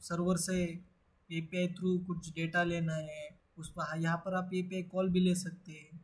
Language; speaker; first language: Hindi; native; Hindi